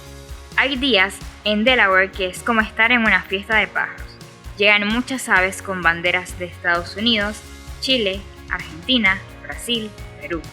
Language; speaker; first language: Spanish; native; Spanish